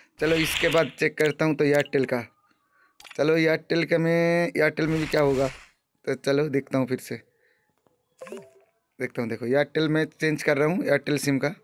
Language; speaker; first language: Hindi; non-native, local second language; Bangla